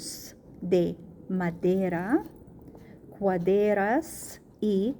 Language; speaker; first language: Spanish; non-native, learner; Arabic